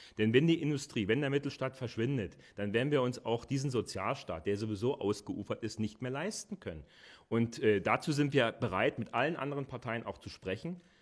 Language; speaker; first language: German; native; German